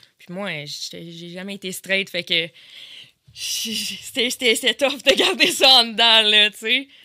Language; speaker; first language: French; native; French